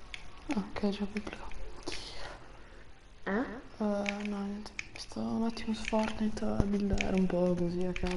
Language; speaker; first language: Italian; native; Italian